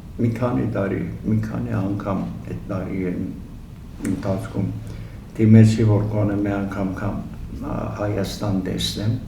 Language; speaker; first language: Armenian; early bilingual, heritage; Armenian